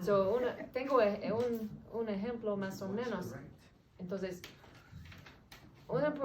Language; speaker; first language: Spanish; non-native, learner; English